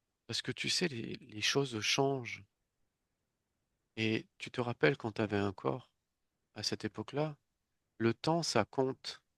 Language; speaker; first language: French; native; French